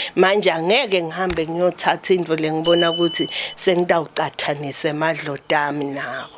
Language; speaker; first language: Zulu; non-native, local second language; Swati